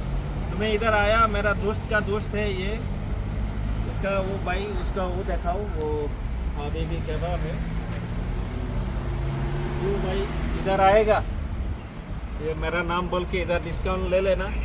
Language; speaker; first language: Hindi; non-native, learner; Bangla